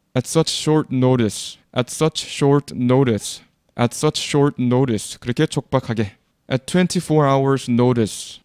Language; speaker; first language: English; non-native, fluent; Korean